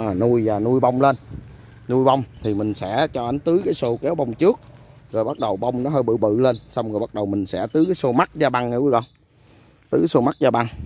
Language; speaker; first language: Vietnamese; native; Vietnamese